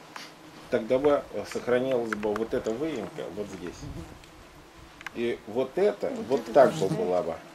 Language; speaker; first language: Russian; native; Russian